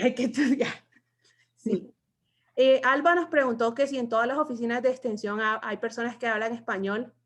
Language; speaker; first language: Spanish; native; Spanish